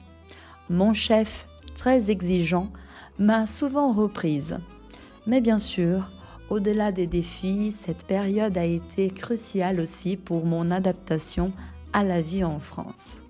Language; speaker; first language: French; non-native, fluent; Portuguese